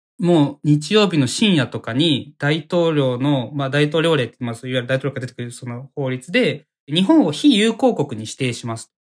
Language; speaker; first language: Japanese; native; Japanese